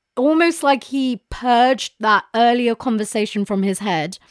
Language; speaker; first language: English; native; English